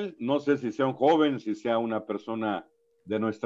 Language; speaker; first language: Spanish; native; Spanish